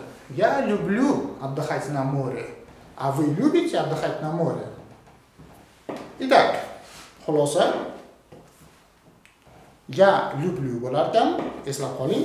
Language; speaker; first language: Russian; non-native, local second language; Uzbek